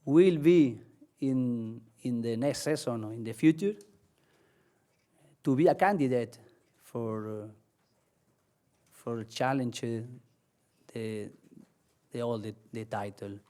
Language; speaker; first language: English; non-native, learner; Spanish